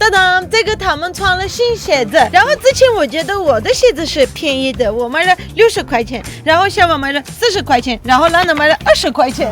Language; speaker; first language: Chinese; non-native, learner; Armenian